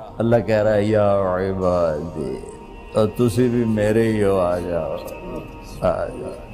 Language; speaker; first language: Urdu; non-native, local second language; Punjabi